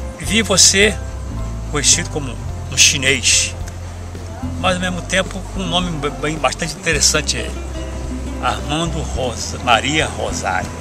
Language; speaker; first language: Portuguese; native; Portuguese